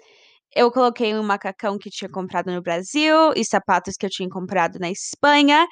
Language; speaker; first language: Portuguese; early bilingual, heritage; Portuguese